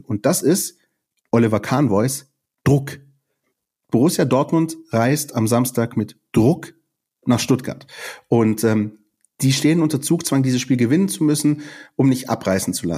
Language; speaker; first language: German; native; German